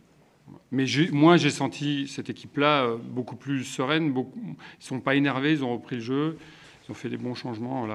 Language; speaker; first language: French; native; French